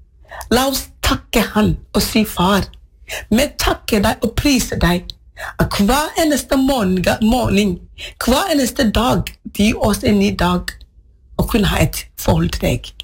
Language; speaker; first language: Norwegian; non-native, fluent; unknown